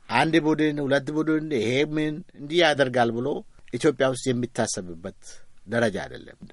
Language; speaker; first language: Amharic; non-native, local second language; Oromo